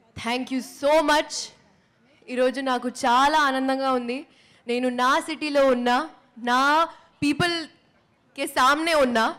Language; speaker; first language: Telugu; non-native, local second language; Hindi